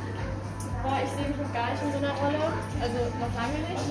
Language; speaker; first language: German; native; German